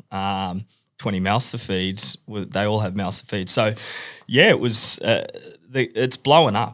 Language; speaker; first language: English; native; English